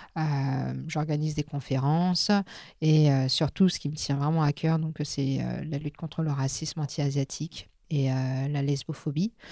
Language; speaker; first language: French; non-native, local second language; Min Nan Chinese